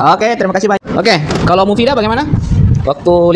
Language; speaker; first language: Indonesian; native; Indonesian